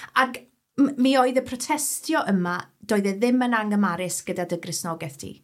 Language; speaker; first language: Welsh; native; Welsh